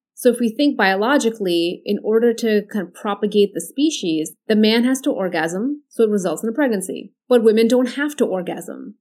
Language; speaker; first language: English; early bilingual, other home language; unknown